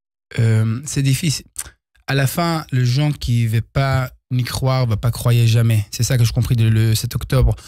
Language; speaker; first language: French; early bilingual, heritage; Hebrew